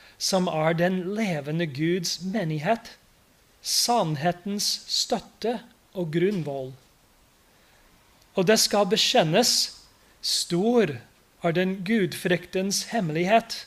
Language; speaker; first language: Norwegian; non-native, fluent; English